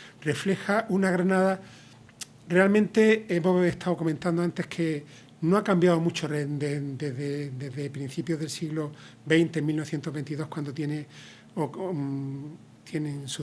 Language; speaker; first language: Spanish; native; Spanish